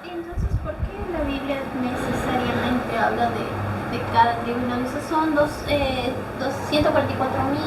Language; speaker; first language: Spanish; native; Spanish